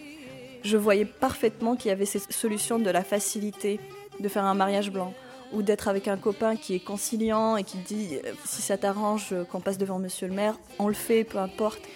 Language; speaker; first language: French; non-native, local second language; Arabic